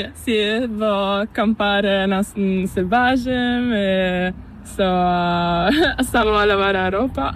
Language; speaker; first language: Spanish; non-native, learner; Italian